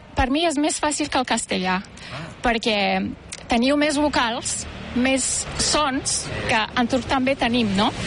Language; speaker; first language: Catalan; non-native, fluent; Turkish